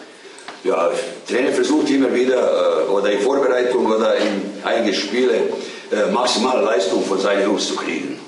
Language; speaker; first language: German; non-native, fluent; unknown